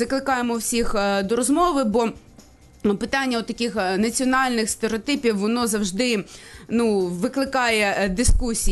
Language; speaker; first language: Ukrainian; native; Ukrainian